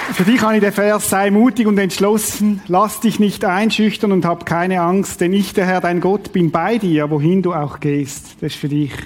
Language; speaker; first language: German; native; German